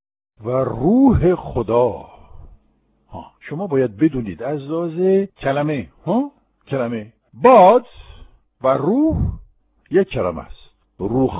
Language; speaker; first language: Persian; non-native, fluent; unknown